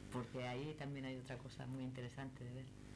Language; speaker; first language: Spanish; native; Spanish